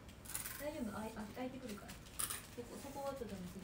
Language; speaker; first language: Japanese; native; Japanese